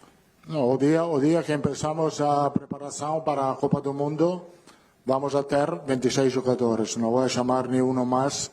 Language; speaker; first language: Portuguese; non-native, learner; Italian